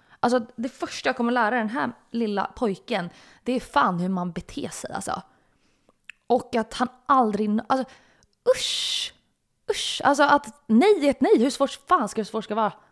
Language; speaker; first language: Swedish; native; Swedish